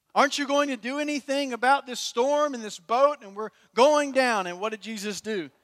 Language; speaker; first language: English; native; English